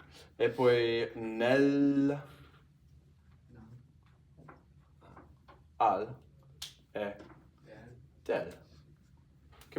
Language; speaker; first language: Italian; non-native, fluent; English